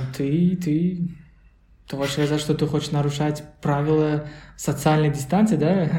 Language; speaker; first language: Russian; non-native, local second language; Uzbek